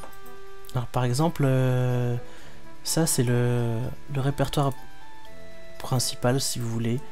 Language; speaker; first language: French; native; French